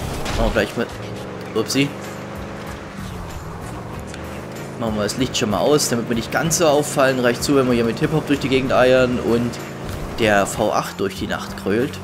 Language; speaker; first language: German; native; German